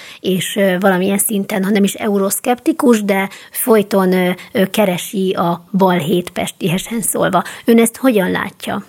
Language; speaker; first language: Hungarian; native; Hungarian